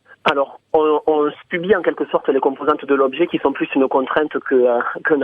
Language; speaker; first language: French; native; French